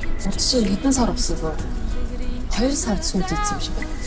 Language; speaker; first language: Mongolian; early bilingual, heritage; Mongolian